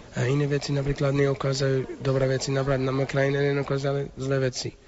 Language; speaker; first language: Slovak; non-native, learner; Arabic